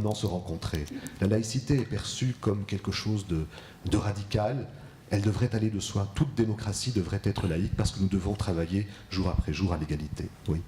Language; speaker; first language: French; native; French